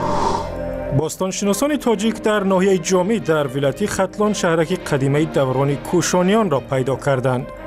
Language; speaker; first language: Persian; native; Persian